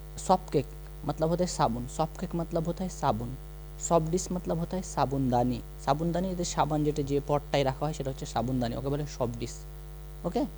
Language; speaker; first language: Hindi; non-native, local second language; Bangla